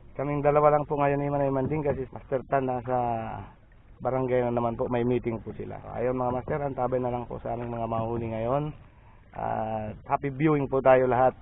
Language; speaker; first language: Filipino; non-native, local second language; Bikol